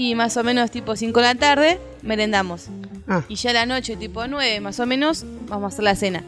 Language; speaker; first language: Spanish; native; Spanish